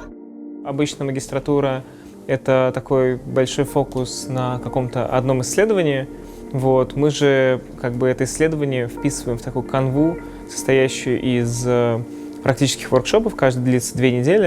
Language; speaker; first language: Russian; native; Russian